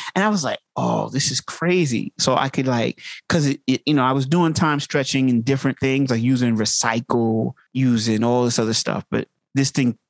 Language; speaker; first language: English; native; English